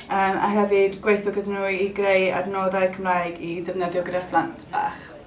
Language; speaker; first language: Welsh; non-native, local second language; English